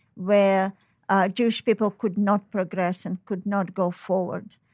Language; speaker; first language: English; non-native, fluent; Uzbek